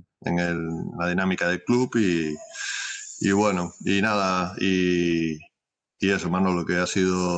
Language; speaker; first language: Spanish; native; Spanish